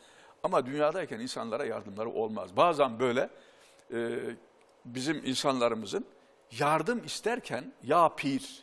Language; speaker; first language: Turkish; native; Turkish